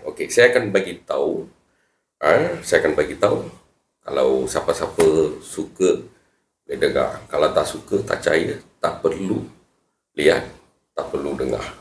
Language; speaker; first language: Malay; non-native, local second language; Tamil